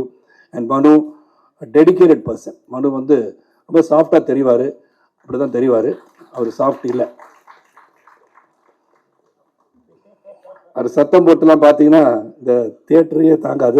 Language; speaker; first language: Tamil; native; Tamil